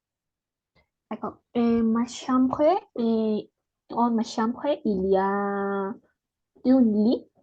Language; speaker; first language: French; non-native, learner; Spanish